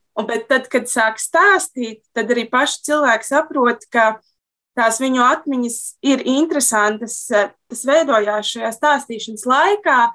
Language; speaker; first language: Latvian; native; Latvian